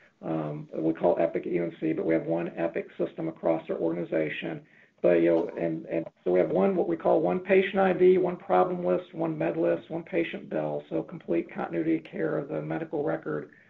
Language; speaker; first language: English; native; English